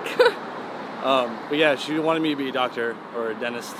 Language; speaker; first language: English; early bilingual, other home language; Persian